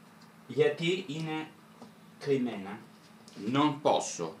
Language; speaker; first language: Greek; non-native, fluent; Italian